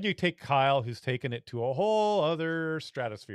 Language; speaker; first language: English; native; English